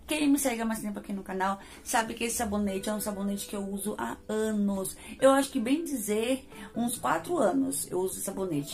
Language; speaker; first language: Portuguese; native; Portuguese